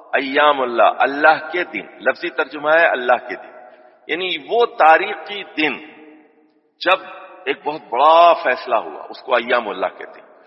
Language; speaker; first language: Urdu; native; Urdu